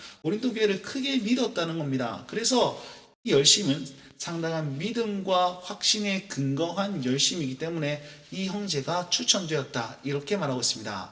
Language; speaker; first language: Korean; native; Korean